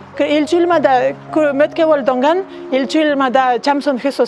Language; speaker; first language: Korean; non-native, learner; Lithuanian